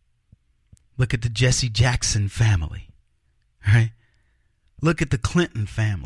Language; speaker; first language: English; native; English